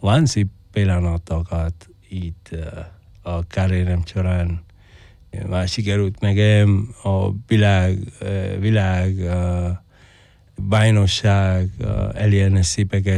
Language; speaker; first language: Hungarian; non-native, fluent; Spanish